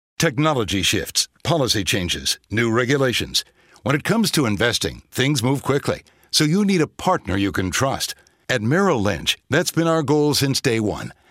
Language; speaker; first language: English; native; English